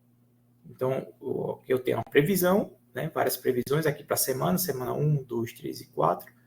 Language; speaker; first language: Portuguese; native; Portuguese